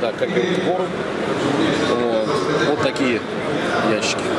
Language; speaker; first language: Russian; native; Russian